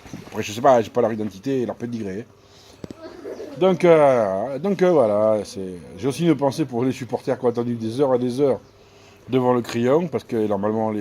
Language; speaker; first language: French; native; French